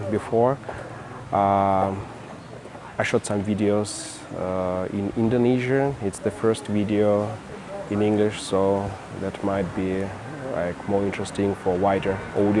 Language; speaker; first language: English; non-native, fluent; Russian